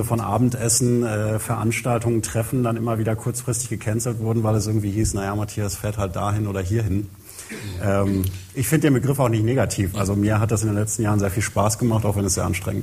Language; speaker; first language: German; native; German